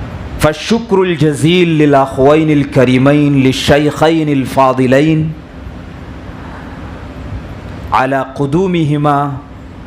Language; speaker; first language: Arabic; non-native, fluent; Urdu